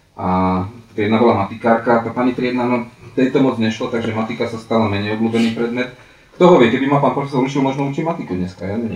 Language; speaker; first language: Slovak; non-native, local second language; Hungarian